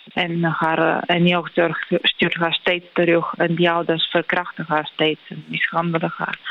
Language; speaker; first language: Dutch; non-native, fluent; Bulgarian